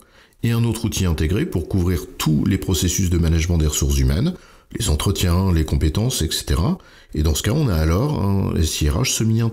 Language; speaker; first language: French; native; French